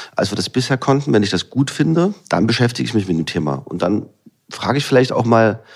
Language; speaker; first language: German; native; German